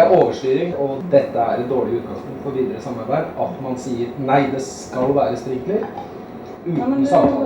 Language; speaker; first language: Norwegian; native; Norwegian